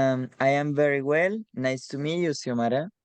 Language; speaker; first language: English; non-native, learner; Spanish